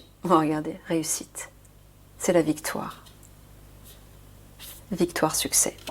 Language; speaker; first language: French; native; French